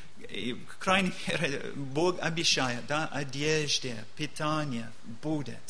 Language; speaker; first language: Russian; non-native, learner; English